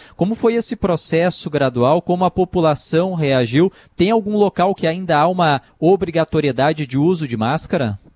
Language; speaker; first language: Portuguese; native; Portuguese